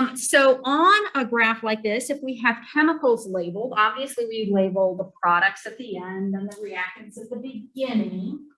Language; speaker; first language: English; native; English